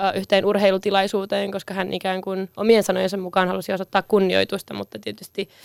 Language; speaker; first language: Finnish; native; Finnish